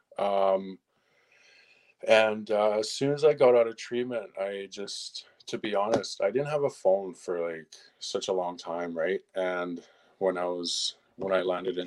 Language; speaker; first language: English; early bilingual, other home language; French